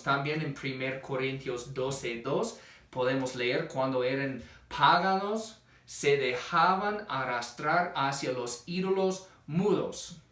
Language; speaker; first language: Spanish; non-native, fluent; English